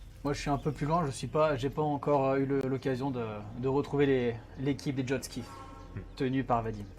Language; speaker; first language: French; native; French